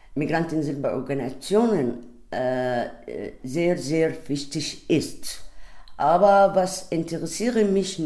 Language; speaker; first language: German; non-native, learner; Arabic